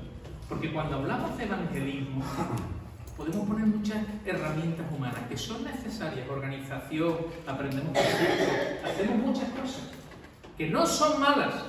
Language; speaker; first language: Spanish; native; Spanish